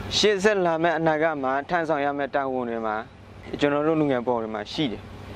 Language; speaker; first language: Burmese; non-native, local second language; Karen languages